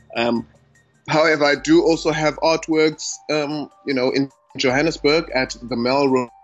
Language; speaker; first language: English; non-native, local second language; Xhosa